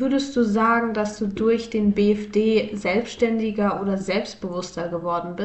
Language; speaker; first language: German; native; German